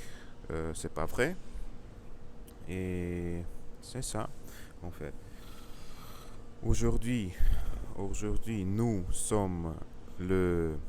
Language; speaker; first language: French; non-native, learner; Russian